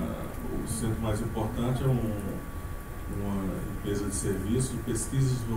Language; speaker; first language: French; non-native, fluent; Portuguese